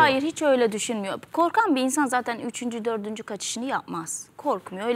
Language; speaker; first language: Turkish; native; Turkish